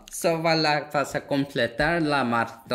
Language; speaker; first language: Spanish; non-native, fluent; Korean